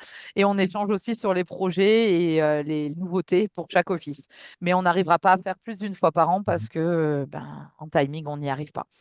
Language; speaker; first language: French; native; French